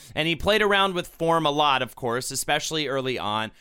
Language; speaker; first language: English; native; English